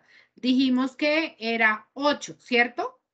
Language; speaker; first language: Spanish; native; Spanish